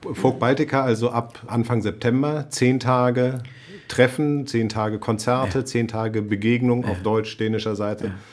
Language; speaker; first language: German; native; German